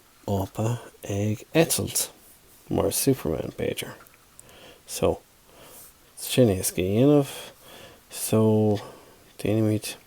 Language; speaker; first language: Irish; non-native, local second language; English